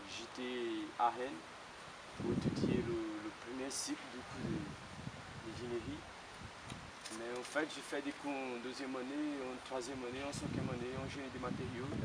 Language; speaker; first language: French; non-native, fluent; Portuguese